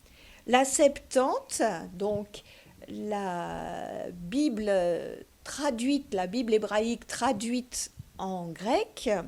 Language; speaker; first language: French; native; French